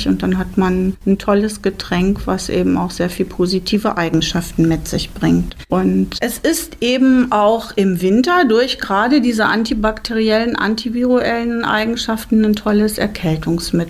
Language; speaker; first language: German; native; German